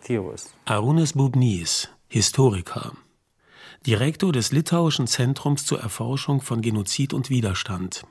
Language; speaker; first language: German; native; German